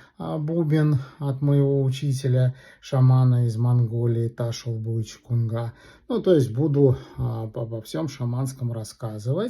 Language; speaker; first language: Russian; native; Russian